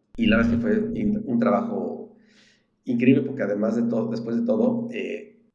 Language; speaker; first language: Spanish; native; Spanish